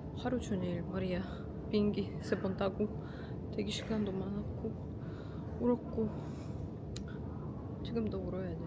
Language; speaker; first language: Korean; non-native, learner; Russian